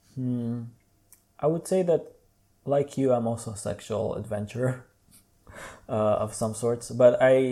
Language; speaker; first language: English; non-native, fluent; Hebrew